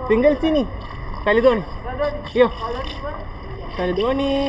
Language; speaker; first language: Indonesian; non-native, learner; Malayalam